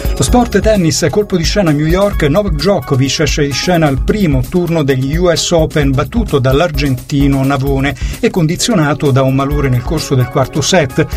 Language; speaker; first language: Italian; native; Italian